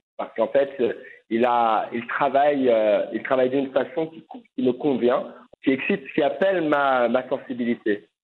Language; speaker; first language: French; native; French